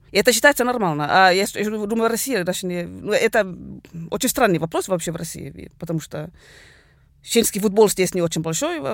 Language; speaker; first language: Russian; non-native, fluent; Swedish